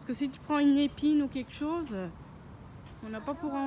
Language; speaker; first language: French; native; French